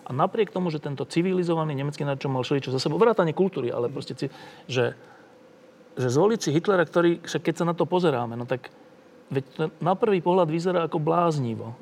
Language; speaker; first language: Slovak; native; Slovak